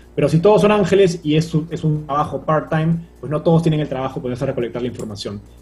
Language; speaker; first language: Spanish; native; Spanish